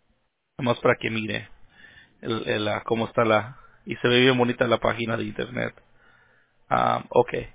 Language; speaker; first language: Spanish; early bilingual, heritage; Spanish